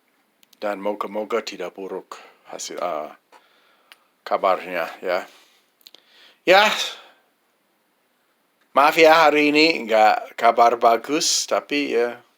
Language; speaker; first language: Indonesian; non-native, fluent; English